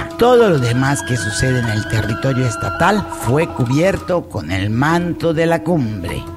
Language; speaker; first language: Spanish; native; Spanish